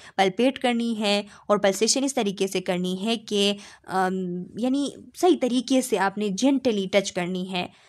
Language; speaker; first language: Urdu; non-native, local second language; Pashto